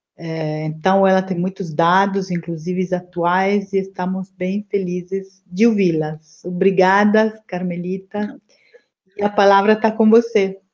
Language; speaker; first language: Portuguese; non-native, fluent; Italian